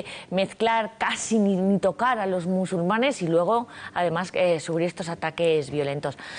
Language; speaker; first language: Spanish; native; Spanish